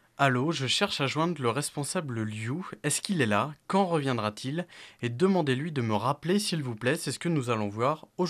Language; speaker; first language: French; native; French